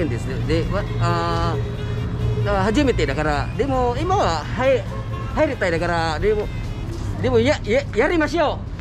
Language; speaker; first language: Japanese; non-native, learner; Cebuano